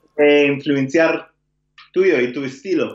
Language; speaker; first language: Spanish; non-native, learner; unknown